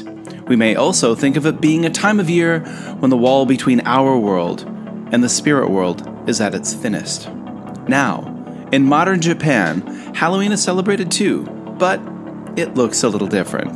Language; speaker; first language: English; native; English